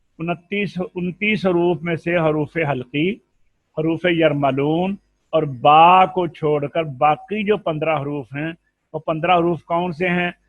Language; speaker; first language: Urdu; non-native, local second language; Punjabi